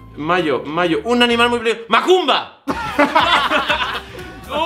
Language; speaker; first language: Spanish; native; Spanish